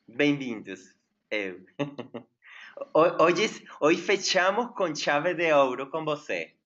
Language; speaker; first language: Portuguese; non-native, learner; Spanish